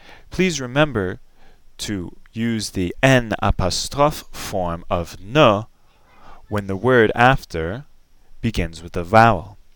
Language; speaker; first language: English; native; English